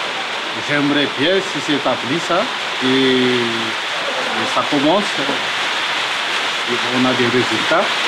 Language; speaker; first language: French; non-native, local second language; Malagasy